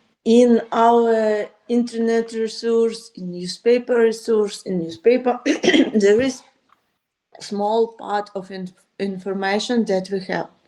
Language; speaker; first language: English; non-native, learner; Ukrainian